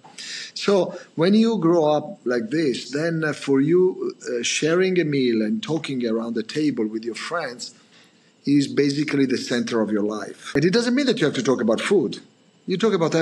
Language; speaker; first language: English; non-native, fluent; Italian